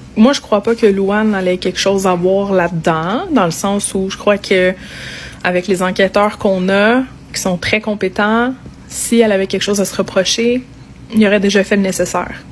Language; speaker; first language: French; native; French